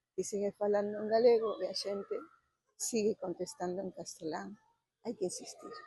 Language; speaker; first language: Galician; early bilingual, heritage; Galician